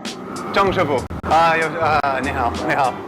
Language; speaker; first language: Chinese; non-native, learner; English